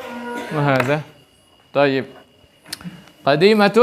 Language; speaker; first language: Arabic; non-native, fluent; Indonesian